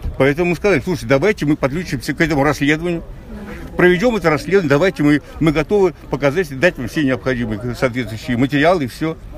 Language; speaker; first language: Russian; native; Russian